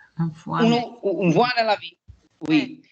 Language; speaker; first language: French; non-native, learner; Italian